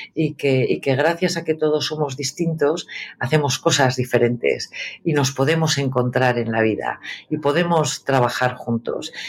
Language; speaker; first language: Spanish; native; Spanish